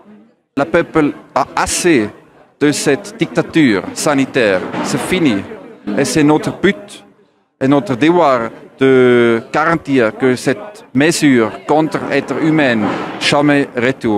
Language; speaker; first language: French; non-native, learner; German